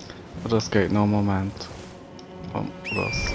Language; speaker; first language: German; native; German